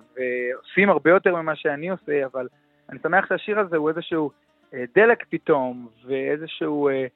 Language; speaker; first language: Hebrew; native; Hebrew